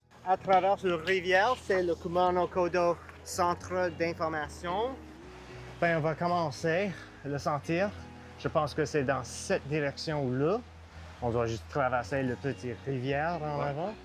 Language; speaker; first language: French; non-native, learner; English